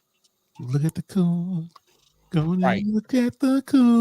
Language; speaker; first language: English; native; English